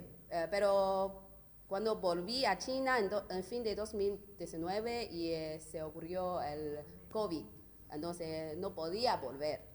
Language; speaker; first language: Spanish; non-native, learner; Chinese